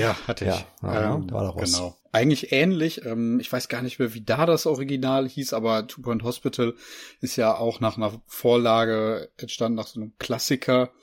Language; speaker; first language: German; native; German